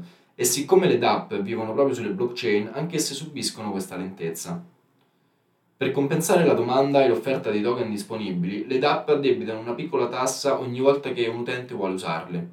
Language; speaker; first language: Italian; native; Italian